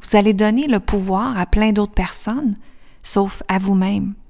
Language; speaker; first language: French; native; French